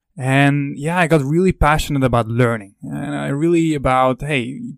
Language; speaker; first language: English; non-native, fluent; Dutch